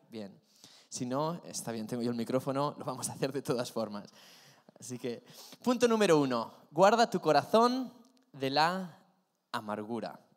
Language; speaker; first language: Spanish; native; Spanish